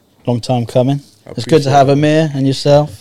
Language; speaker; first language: English; native; English